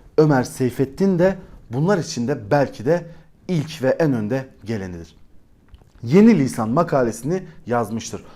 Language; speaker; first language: Turkish; native; Turkish